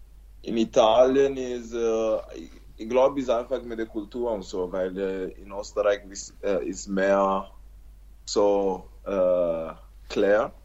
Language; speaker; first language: German; non-native, learner; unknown